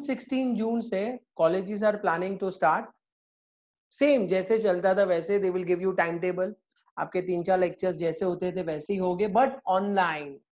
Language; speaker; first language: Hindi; native; Hindi